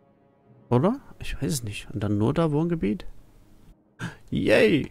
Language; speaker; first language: German; native; German